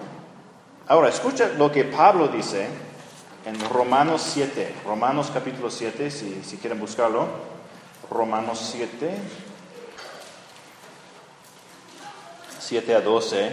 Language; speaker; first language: Spanish; non-native, fluent; English